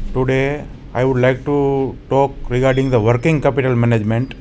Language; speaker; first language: English; non-native, local second language; Gujarati